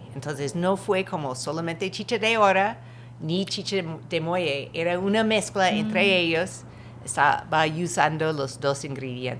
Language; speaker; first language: Spanish; non-native, fluent; English